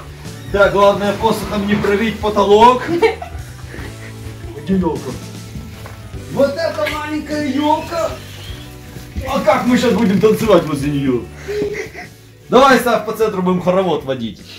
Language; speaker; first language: Russian; native; Russian